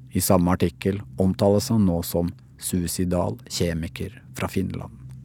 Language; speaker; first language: Norwegian; native; Norwegian